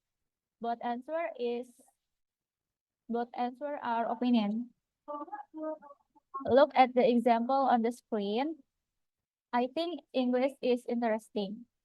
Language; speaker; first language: English; non-native, fluent; Indonesian